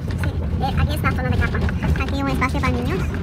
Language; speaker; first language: Spanish; non-native, learner; Chinese